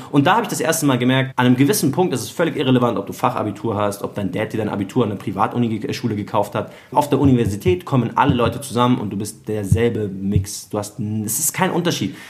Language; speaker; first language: German; early bilingual, other home language; Arabic